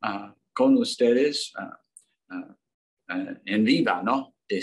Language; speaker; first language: Spanish; non-native, learner; English